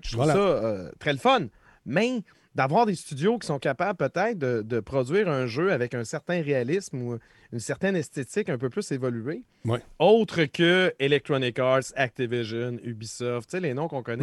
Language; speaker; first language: French; native; French